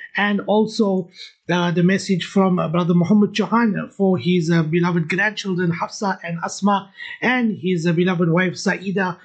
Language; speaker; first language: English; native; English